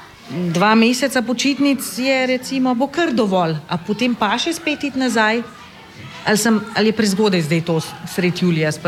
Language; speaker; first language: Slovenian; native; Slovenian